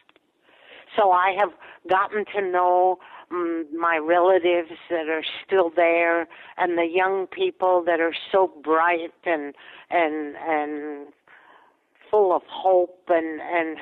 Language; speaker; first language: English; non-native, fluent; Latvian